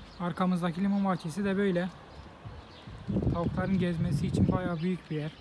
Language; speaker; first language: Turkish; native; Turkish